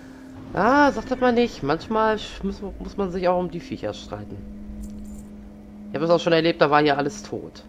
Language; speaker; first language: German; native; German